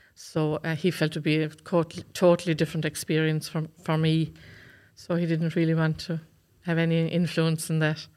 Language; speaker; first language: English; native; English